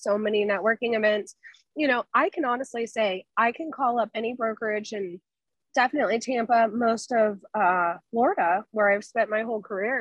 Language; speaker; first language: English; native; English